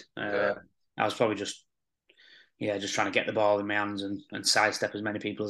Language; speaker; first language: English; native; English